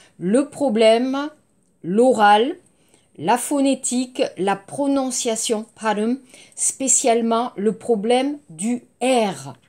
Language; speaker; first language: French; native; French